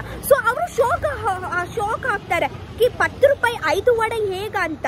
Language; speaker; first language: Kannada; non-native, local second language; Tulu